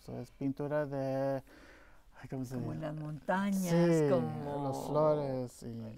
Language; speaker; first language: Spanish; non-native, local second language; English